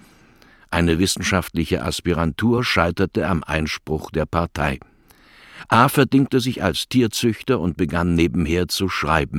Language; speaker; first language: German; native; German